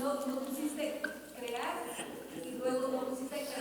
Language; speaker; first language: Spanish; native; Spanish